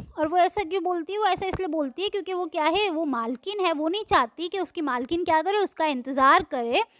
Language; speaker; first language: Hindi; native; Hindi